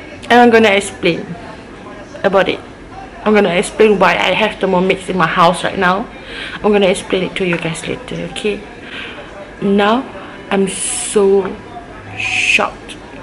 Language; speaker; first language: English; non-native, local second language; Malay